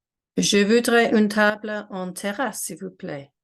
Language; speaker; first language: French; non-native, fluent; English